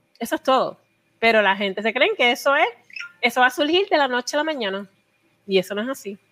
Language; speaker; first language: Spanish; native; Spanish